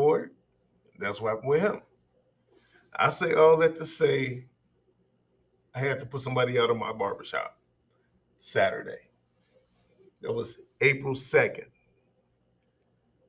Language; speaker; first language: English; native; English